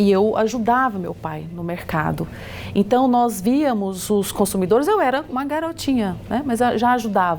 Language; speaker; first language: Portuguese; native; Portuguese